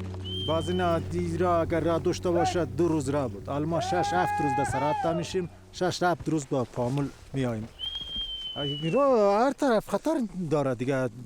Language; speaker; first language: Persian; non-native, local second language; Kyrgyz